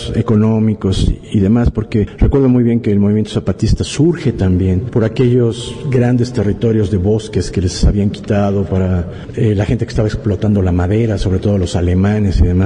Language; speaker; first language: Spanish; native; Spanish